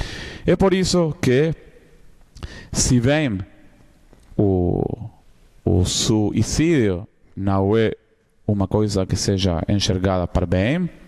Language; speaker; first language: Portuguese; non-native, fluent; Spanish